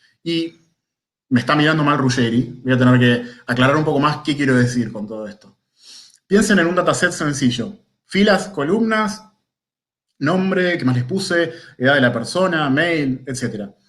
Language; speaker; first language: Spanish; native; Spanish